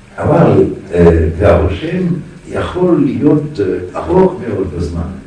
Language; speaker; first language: Hebrew; non-native, fluent; French